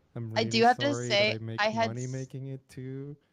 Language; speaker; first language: English; non-native, fluent; Polish